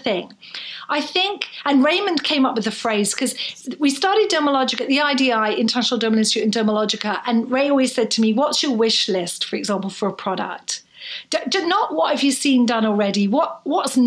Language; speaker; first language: English; native; English